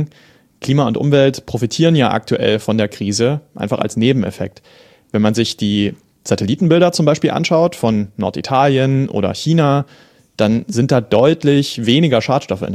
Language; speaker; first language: German; native; German